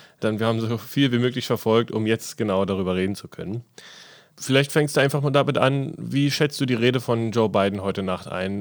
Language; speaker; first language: German; native; German